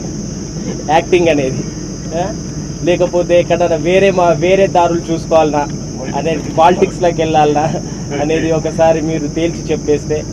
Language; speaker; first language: Telugu; native; Telugu